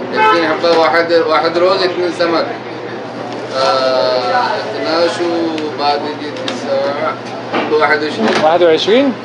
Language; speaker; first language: Arabic; non-native, learner; Hindi